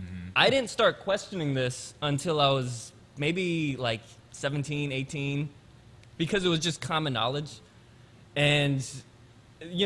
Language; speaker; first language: English; early bilingual, other home language; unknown